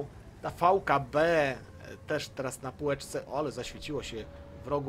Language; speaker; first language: Polish; native; Polish